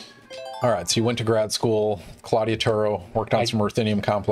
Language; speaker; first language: English; native; English